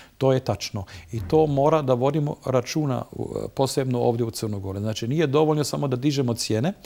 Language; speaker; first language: Bosnian; non-native, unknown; German